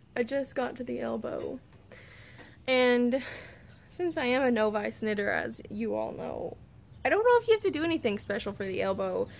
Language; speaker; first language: English; native; English